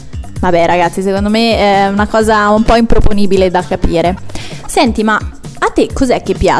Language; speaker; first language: Italian; native; Italian